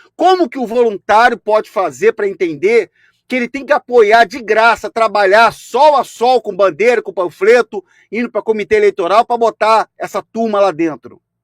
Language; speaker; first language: Portuguese; native; Portuguese